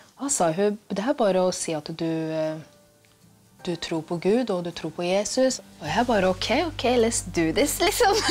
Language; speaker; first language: Norwegian; early bilingual, other home language; Kikuyu